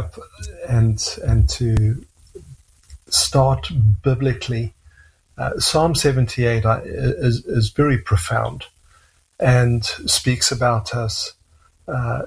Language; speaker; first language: English; native; English